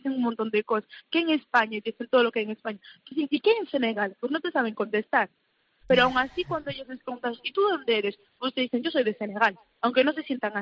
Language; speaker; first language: Spanish; early bilingual, other home language; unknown